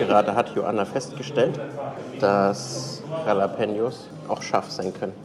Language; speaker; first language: German; native; German